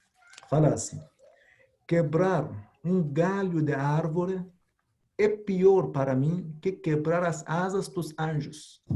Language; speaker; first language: Portuguese; non-native, fluent; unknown